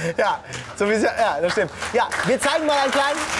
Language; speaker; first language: German; native; German